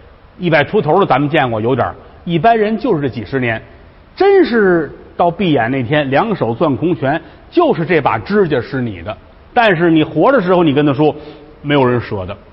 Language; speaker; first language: Chinese; native; Chinese